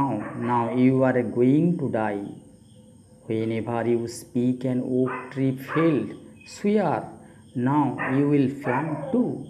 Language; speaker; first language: English; non-native, local second language; Bangla